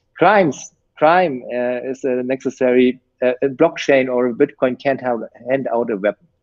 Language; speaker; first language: English; non-native, fluent; German